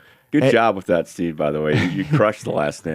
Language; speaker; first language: English; native; English